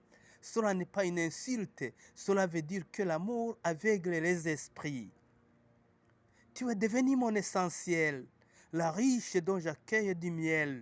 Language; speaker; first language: French; non-native, local second language; Rundi